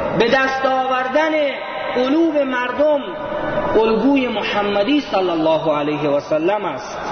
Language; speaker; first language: Persian; native; Persian